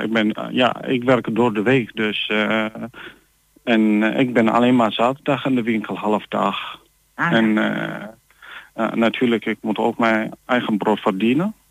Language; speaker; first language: Dutch; non-native, learner; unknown